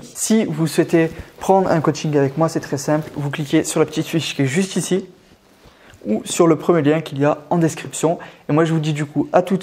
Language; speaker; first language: French; native; French